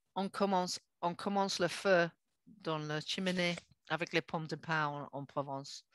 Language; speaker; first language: French; non-native, learner; English